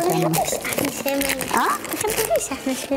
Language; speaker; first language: Arabic; native; Arabic